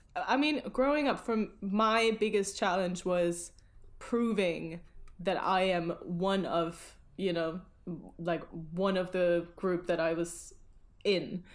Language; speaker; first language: English; early bilingual, other home language; German